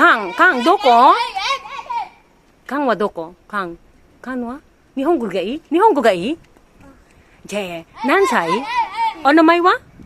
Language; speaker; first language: Japanese; non-native, fluent; Filipino